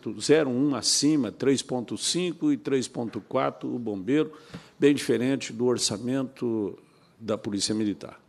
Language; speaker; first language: Portuguese; native; Portuguese